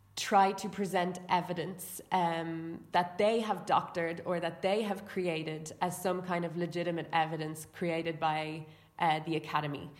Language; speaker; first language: English; native; English